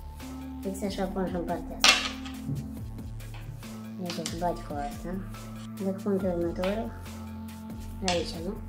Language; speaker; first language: Romanian; non-native, learner; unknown